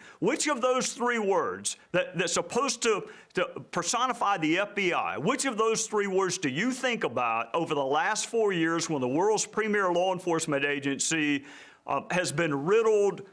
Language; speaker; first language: English; native; English